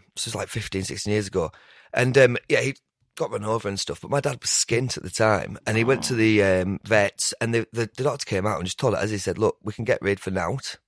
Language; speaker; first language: English; native; English